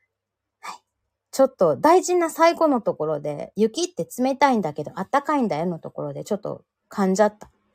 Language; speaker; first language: Japanese; native; Japanese